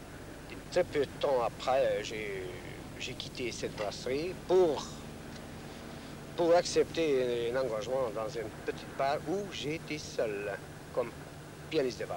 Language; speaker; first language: French; non-native, fluent; Hungarian